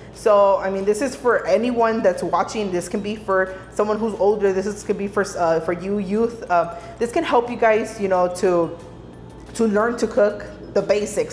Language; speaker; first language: English; early bilingual, other home language; Spanish